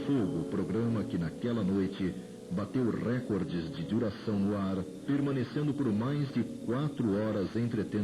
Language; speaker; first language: Portuguese; native; Portuguese